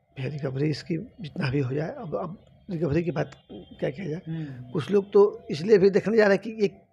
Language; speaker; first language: Hindi; native; Hindi